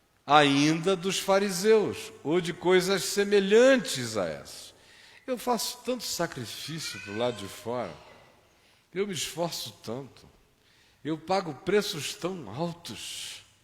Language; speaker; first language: Portuguese; native; Portuguese